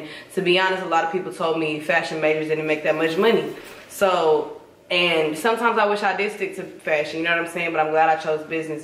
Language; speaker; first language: English; native; English